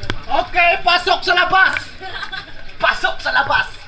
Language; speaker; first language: Filipino; non-native, local second language; Cebuano